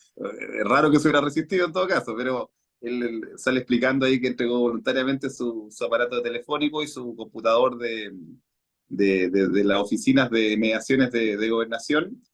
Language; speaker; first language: Spanish; native; Spanish